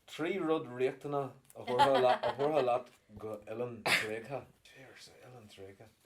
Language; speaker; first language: Irish; non-native, local second language; English